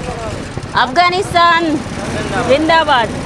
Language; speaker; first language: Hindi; non-native, local second language; Telugu